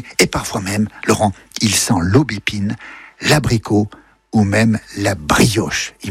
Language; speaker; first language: French; native; French